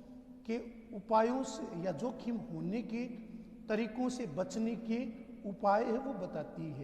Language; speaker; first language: Hindi; native; Hindi